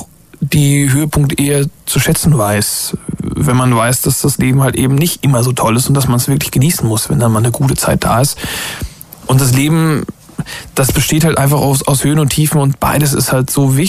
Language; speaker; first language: German; native; German